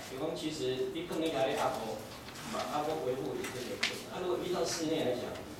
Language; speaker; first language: Chinese; native; Chinese